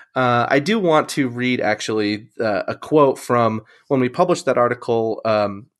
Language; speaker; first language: English; native; English